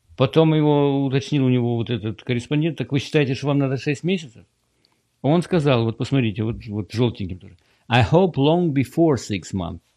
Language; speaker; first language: Russian; native; Russian